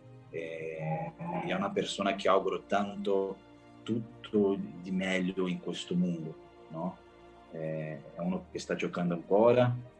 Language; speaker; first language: Italian; non-native, fluent; Portuguese